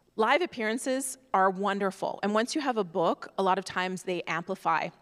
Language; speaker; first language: English; native; English